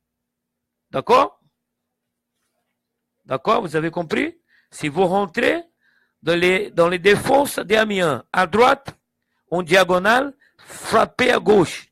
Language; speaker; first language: French; non-native, fluent; Portuguese